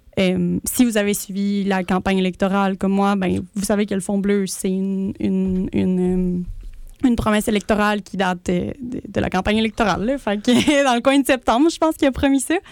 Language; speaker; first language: French; early bilingual, other home language; Spanish